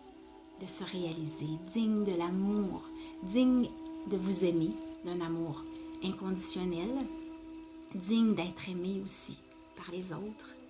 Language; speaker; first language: French; native; French